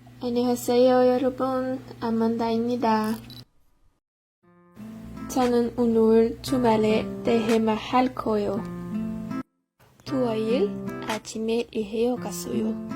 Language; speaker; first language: Korean; non-native, learner; Portuguese